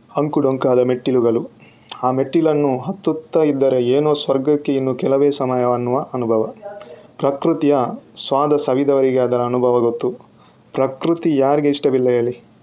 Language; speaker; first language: Kannada; non-native, local second language; Tulu